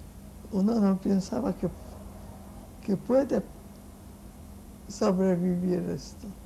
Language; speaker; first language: Spanish; non-native, fluent; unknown